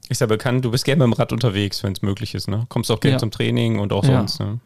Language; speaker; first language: German; native; German